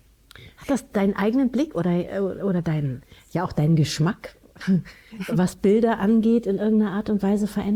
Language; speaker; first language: German; native; German